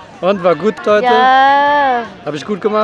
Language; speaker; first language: German; native; German